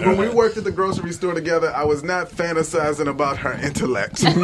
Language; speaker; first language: English; native; English